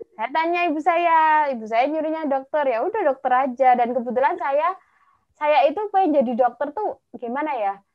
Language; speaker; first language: Indonesian; native; Indonesian